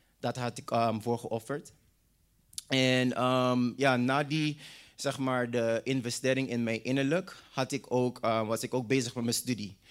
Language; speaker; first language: Dutch; non-native, local second language; English